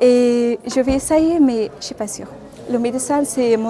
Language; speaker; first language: French; non-native, learner; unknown